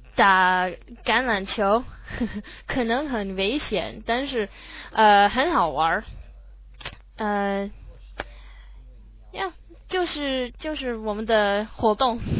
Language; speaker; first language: Chinese; non-native, learner; English